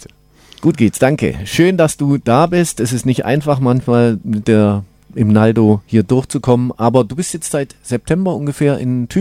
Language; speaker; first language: German; native; German